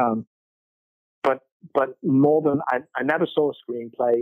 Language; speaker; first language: English; native; English